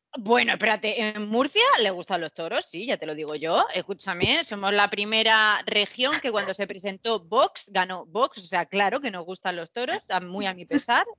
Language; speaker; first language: Spanish; native; Spanish